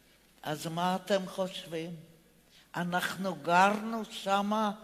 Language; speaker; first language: Hebrew; non-native, fluent; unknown